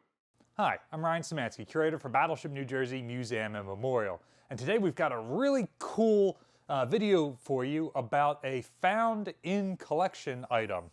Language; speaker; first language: English; native; English